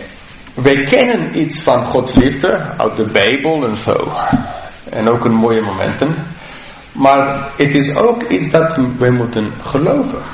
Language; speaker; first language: Dutch; non-native, fluent; English